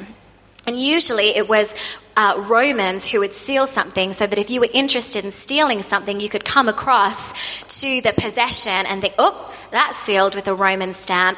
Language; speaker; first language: English; native; English